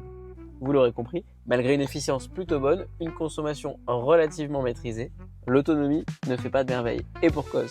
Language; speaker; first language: French; native; French